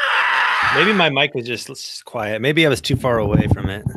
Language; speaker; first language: English; native; English